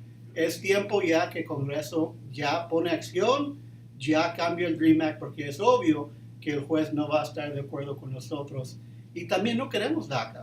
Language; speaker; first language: Spanish; early bilingual, heritage; Spanish